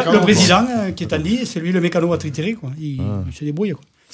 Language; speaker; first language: French; native; French